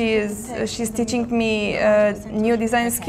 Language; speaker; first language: English; non-native, learner; Armenian